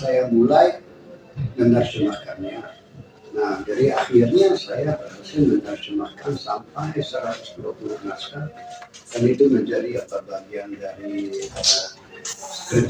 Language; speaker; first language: Indonesian; non-native, fluent; German